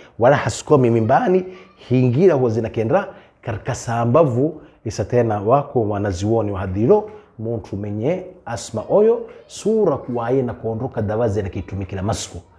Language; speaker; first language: Swahili; native; Swahili